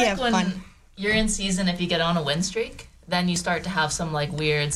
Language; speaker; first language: English; native; English